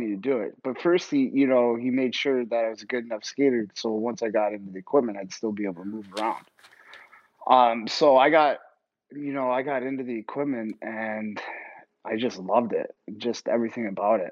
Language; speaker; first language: English; native; English